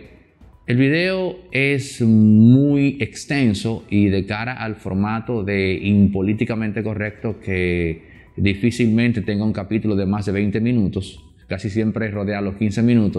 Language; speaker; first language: Spanish; native; Spanish